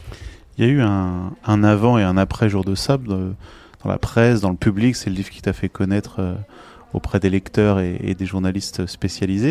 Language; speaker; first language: French; native; French